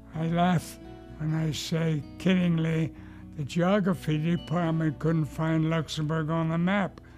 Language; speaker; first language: English; early bilingual, other home language; Luxembourgish